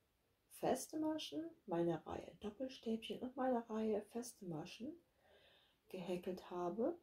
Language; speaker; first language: German; native; German